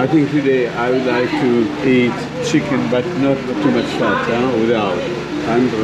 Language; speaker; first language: English; non-native, learner; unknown